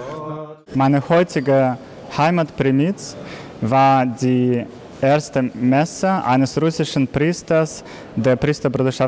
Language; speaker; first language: German; non-native, fluent; Russian